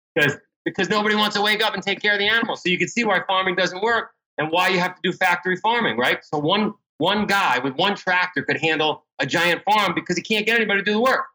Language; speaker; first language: English; native; English